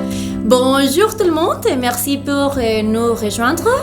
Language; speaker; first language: French; non-native, fluent; Spanish